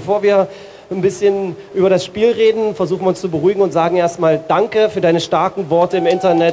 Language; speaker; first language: German; native; German